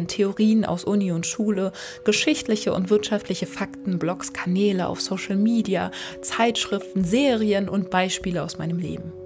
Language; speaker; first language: German; native; German